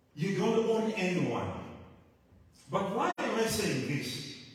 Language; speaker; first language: English; non-native, local second language; Shona